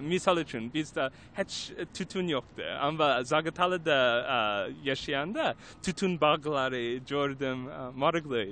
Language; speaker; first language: Turkish; non-native, learner; English